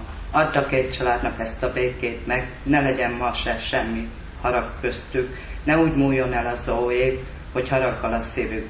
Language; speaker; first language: Hungarian; native; Hungarian